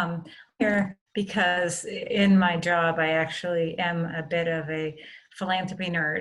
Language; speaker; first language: English; native; English